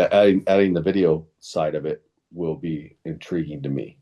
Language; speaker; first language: English; native; English